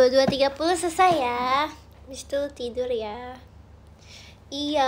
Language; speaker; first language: Indonesian; native; Indonesian